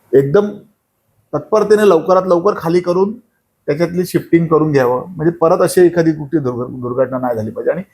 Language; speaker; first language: Marathi; native; Marathi